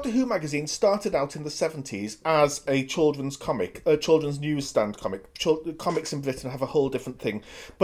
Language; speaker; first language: English; native; English